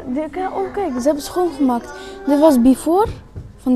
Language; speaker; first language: Dutch; early bilingual, other home language; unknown